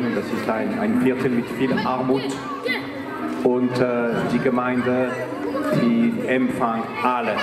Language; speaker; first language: German; non-native, fluent; French